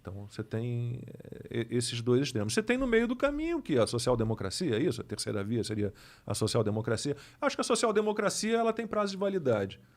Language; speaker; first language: Portuguese; native; Portuguese